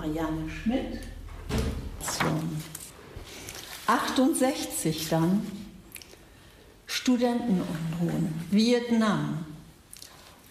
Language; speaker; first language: German; native; German